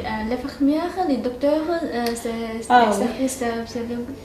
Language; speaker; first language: French; non-native, learner; Chinese